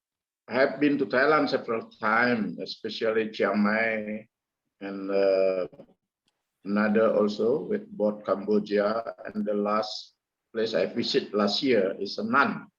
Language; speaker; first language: English; non-native, fluent; Indonesian